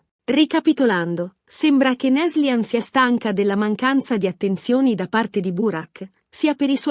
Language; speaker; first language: Italian; native; Italian